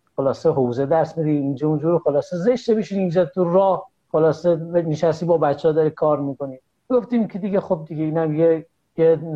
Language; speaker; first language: Persian; native; Persian